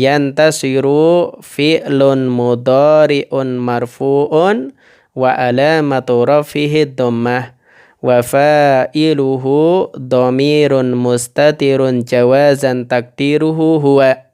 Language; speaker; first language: Arabic; non-native, fluent; Indonesian